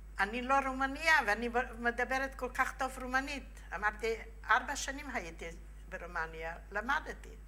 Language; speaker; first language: Hebrew; non-native, fluent; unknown